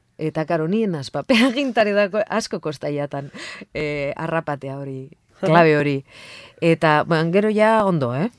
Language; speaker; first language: Basque; non-native, local second language; Spanish